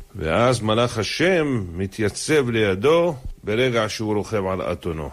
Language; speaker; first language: Hebrew; native; Hebrew